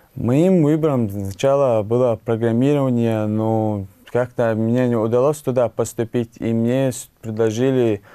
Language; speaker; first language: Russian; non-native, local second language; Chechen